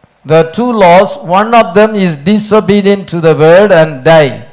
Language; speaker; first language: English; non-native, local second language; Tamil